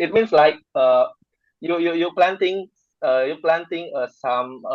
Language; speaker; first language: English; non-native, learner; Indonesian